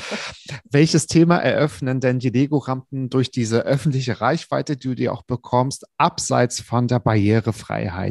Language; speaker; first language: German; native; German